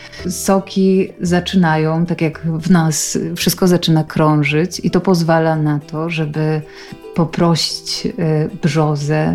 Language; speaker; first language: Polish; native; Polish